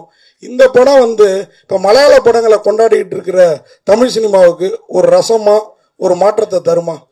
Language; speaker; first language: Tamil; native; Tamil